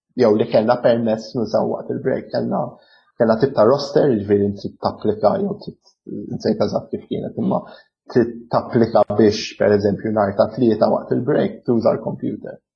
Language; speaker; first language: Maltese; early bilingual, other home language; English